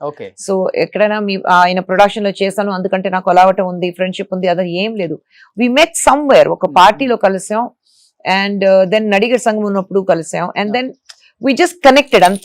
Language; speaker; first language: Telugu; non-native, fluent; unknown